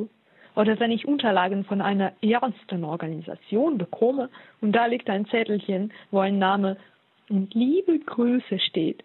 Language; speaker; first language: German; non-native, fluent; Russian